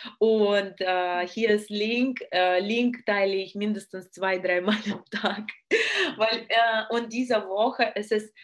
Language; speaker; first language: German; non-native, learner; Russian